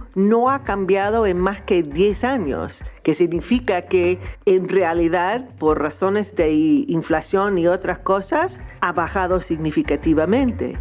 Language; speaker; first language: Spanish; non-native, fluent; English